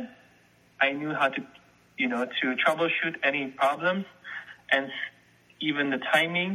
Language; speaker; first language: English; non-native, local second language; Filipino